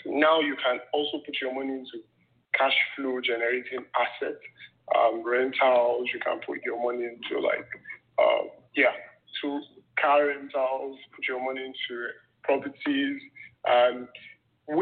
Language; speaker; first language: English; non-native, local second language; Yoruba